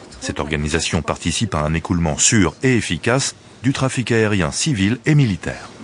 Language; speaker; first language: French; native; French